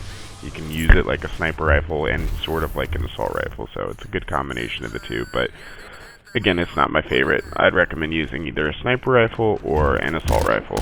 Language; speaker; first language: English; native; English